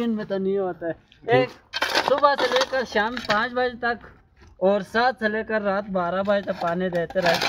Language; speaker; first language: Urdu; non-native, local second language; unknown